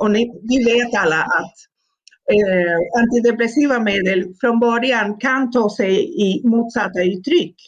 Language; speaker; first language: Swedish; non-native, fluent; Spanish